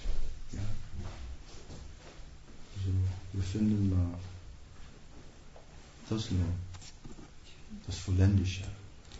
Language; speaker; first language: German; non-native, fluent; Dutch